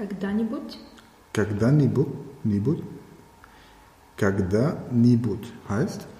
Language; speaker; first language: Russian; non-native, learner; German